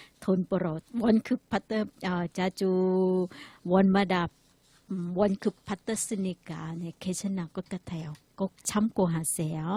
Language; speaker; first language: Korean; non-native, learner; Thai